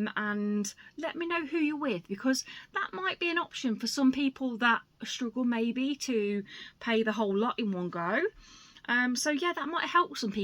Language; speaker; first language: English; native; English